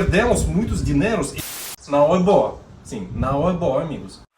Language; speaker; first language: Portuguese; non-native, learner; Russian